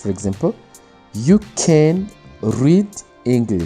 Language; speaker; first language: English; non-native, local second language; Kinyarwanda